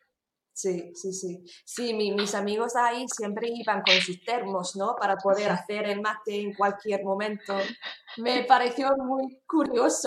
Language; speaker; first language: Spanish; non-native, fluent; English